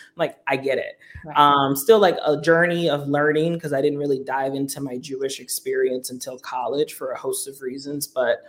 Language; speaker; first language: English; native; English